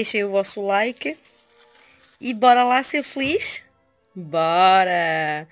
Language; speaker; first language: Portuguese; early bilingual, heritage; Portuguese